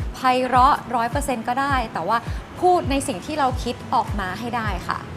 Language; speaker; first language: Thai; native; Thai